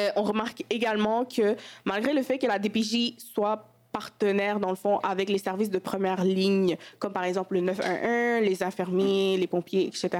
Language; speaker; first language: French; early bilingual, other home language; Wolof